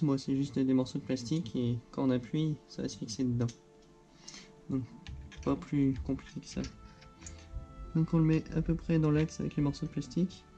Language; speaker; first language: French; native; French